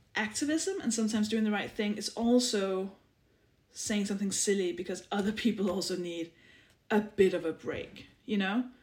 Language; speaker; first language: English; non-native, fluent; Danish